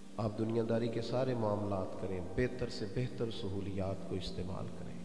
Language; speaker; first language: Urdu; non-native, local second language; Punjabi